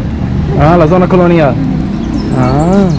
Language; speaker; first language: Spanish; non-native, learner; English